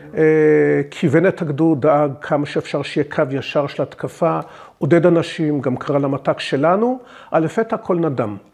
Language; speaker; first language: Hebrew; early bilingual, other home language; English